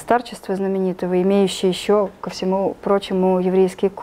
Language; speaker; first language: Russian; native; Russian